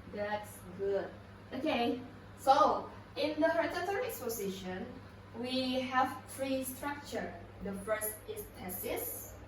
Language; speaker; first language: English; non-native, learner; Indonesian